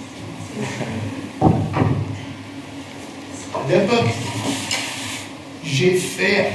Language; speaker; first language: French; non-native, fluent; English